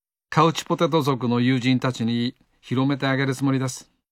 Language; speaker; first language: Japanese; native; Japanese